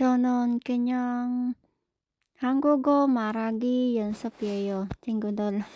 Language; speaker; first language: Korean; non-native, learner; Filipino